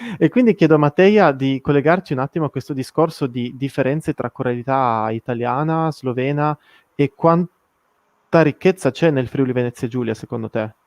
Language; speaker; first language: Italian; native; Italian